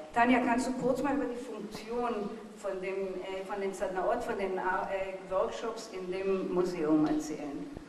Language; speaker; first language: German; native; German